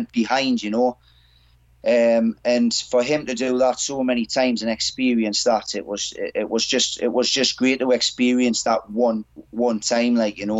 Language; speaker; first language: English; native; English